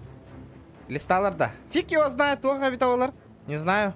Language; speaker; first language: Russian; native; Russian